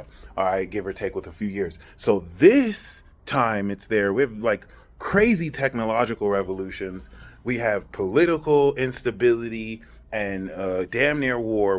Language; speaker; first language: English; native; English